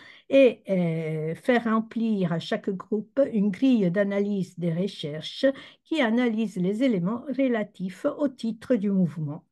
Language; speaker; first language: French; non-native, fluent; Italian